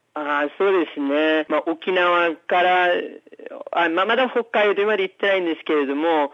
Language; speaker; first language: Japanese; non-native, fluent; English